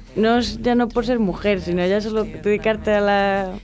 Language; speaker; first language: Spanish; native; Spanish